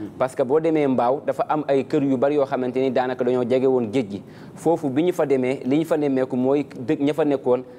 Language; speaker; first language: Wolof; native; Wolof